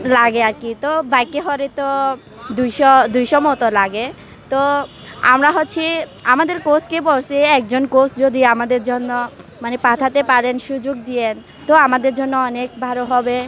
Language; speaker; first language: Bangla; non-native, local second language; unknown